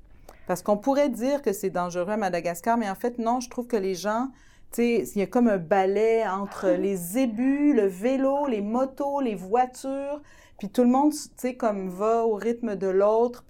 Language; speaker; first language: French; native; French